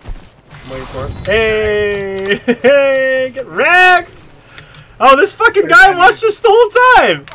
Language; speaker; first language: English; native; English